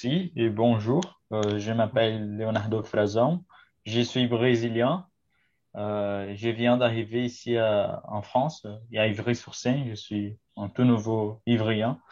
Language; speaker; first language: French; non-native, fluent; Portuguese